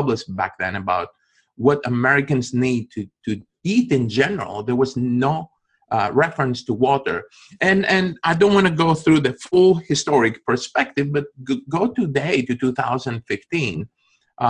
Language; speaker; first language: English; non-native, fluent; Greek